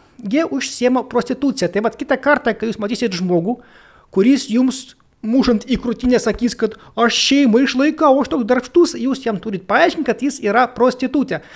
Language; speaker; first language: Lithuanian; non-native, local second language; Russian